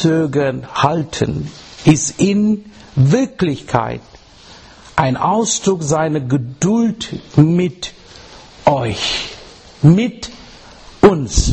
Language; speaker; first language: German; non-native, learner; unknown